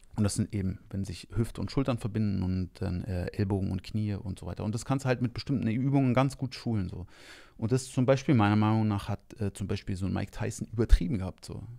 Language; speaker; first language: German; native; German